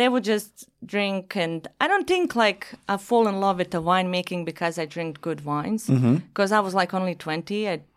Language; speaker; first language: English; non-native, fluent; Bosnian